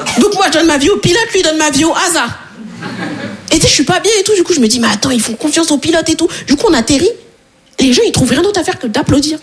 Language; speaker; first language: French; native; French